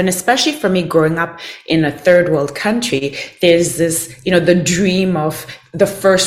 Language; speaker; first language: English; non-native, local second language; Shona